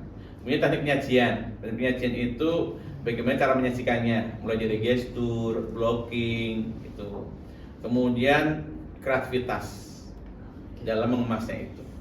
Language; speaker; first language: Indonesian; native; Indonesian